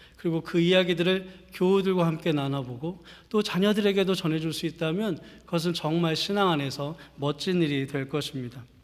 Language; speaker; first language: Korean; native; Korean